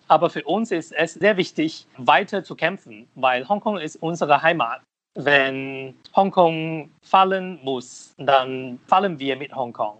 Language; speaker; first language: German; non-native, fluent; Cantonese